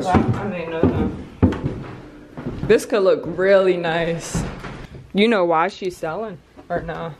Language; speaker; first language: English; native; English